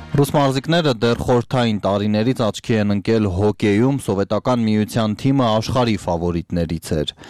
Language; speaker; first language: Armenian; native; Armenian